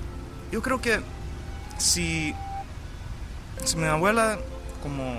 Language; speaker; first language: Spanish; early bilingual, heritage; English